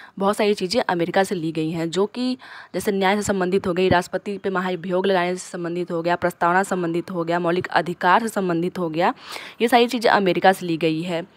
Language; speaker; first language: Hindi; native; Hindi